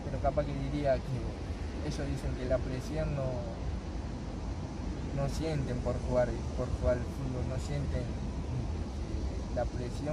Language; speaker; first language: Spanish; non-native, fluent; Japanese